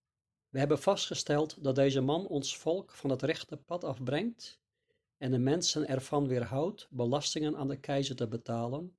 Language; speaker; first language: Dutch; native; Dutch